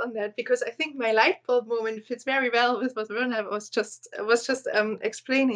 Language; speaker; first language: English; non-native, fluent; German